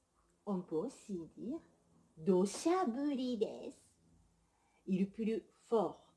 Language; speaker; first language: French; non-native, fluent; Japanese